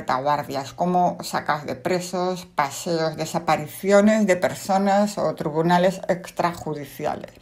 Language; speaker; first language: Spanish; native; Spanish